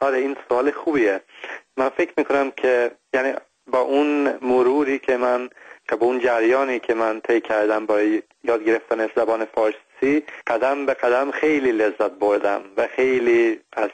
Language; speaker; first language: Persian; non-native, fluent; Swedish